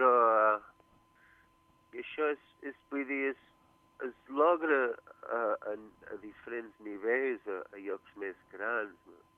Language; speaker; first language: Catalan; early bilingual, heritage; Catalan